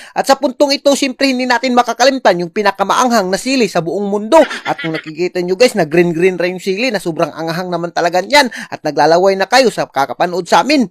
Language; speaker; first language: Filipino; non-native, local second language; Cebuano